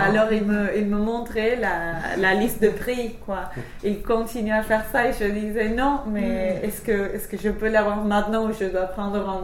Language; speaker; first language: French; non-native, fluent; English